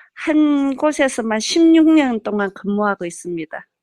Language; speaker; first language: Korean; early bilingual, heritage; Korean